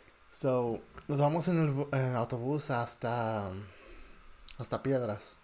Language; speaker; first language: Spanish; early bilingual, heritage; Spanish